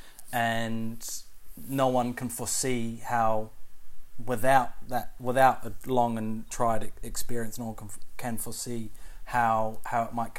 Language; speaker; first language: English; native; English